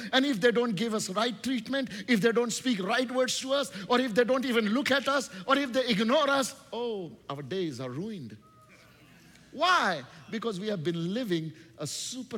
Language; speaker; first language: English; non-native, local second language; Hindi